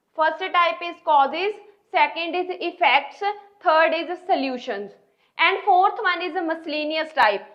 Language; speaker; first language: English; non-native, local second language; Punjabi